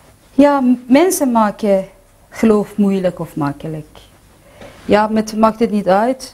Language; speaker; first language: Dutch; non-native, fluent; Persian